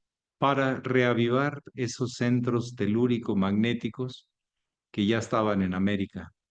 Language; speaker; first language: Spanish; native; Spanish